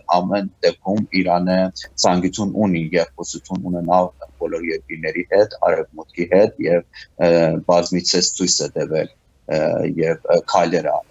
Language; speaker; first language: Armenian; early bilingual, heritage; Armenian